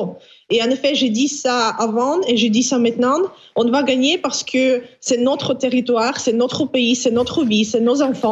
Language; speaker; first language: French; non-native, fluent; Ukrainian